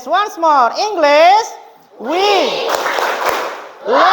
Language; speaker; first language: English; non-native, fluent; Indonesian